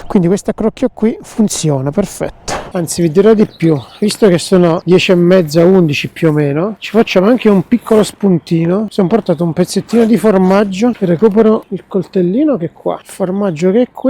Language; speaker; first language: Italian; native; Italian